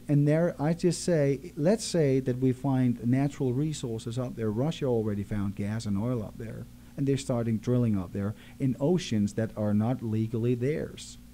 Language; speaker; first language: English; non-native, fluent; Danish